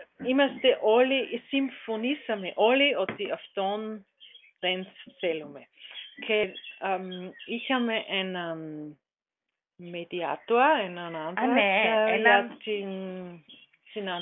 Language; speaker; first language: Greek; non-native, learner; German